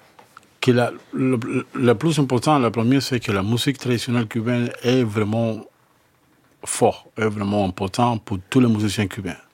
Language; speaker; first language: French; non-native, fluent; Spanish